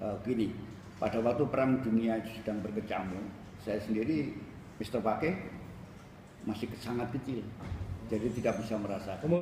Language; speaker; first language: Indonesian; native; Indonesian